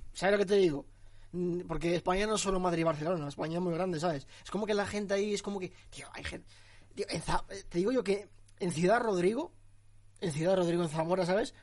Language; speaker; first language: Spanish; early bilingual, other home language; Arabic